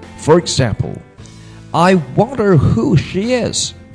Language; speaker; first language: English; non-native, fluent; Chinese